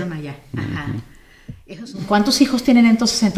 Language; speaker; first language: Spanish; native; Spanish